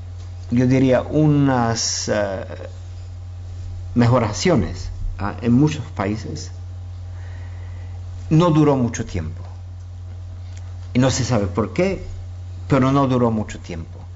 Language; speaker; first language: Spanish; non-native, fluent; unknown